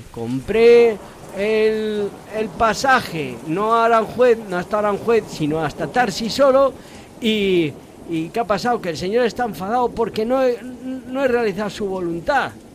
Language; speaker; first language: Spanish; native; Spanish